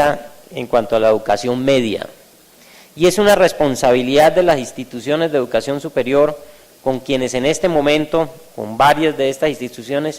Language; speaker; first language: Spanish; native; Spanish